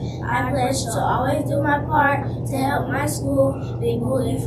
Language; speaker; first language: English; native; English